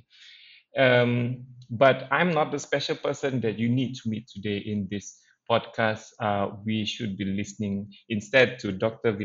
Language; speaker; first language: English; non-native, local second language; Malay